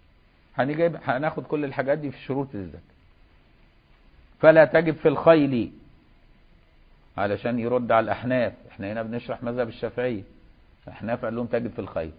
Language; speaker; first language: Arabic; native; Arabic